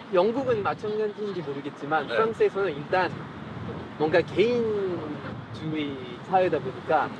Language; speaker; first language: Korean; non-native, fluent; French